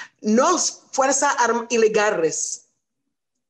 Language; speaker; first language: Spanish; non-native, learner; Haitian Creole